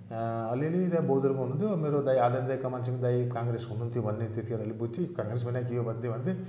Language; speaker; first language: Nepali; native; Nepali